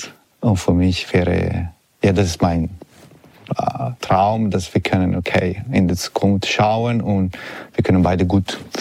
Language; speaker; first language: German; non-native, fluent; Italian